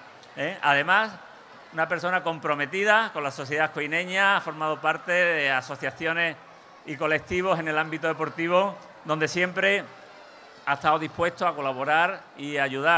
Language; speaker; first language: Spanish; native; Spanish